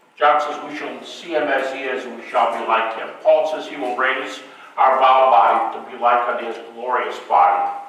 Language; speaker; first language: English; native; English